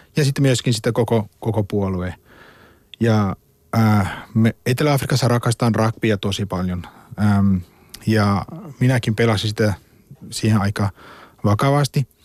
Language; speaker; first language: Finnish; non-native, fluent; Afrikaans